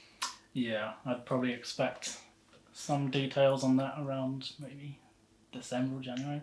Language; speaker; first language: English; native; English